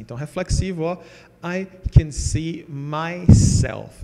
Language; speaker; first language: English; non-native, fluent; Portuguese